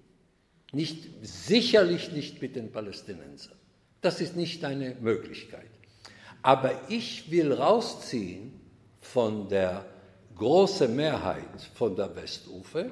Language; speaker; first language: German; non-native, fluent; Hebrew